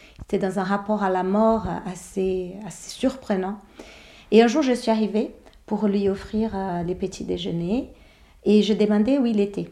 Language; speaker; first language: French; non-native, fluent; Portuguese